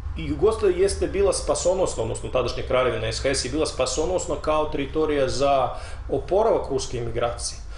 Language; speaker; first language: Serbian; non-native, fluent; Russian